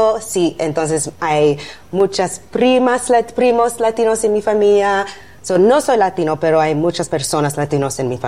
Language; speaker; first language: Spanish; non-native, learner; English